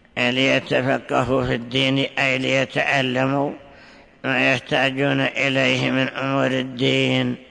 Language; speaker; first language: Arabic; native; Arabic